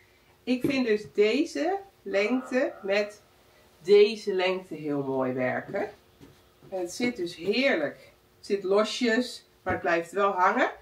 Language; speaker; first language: Dutch; native; Dutch